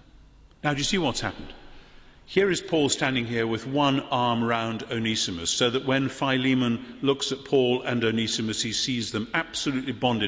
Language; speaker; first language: English; native; English